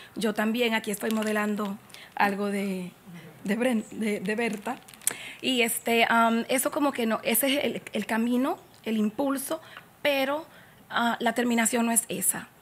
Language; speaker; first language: Spanish; native; Spanish